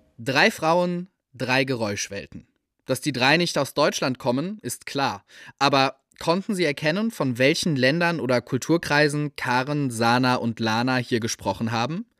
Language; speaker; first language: German; native; German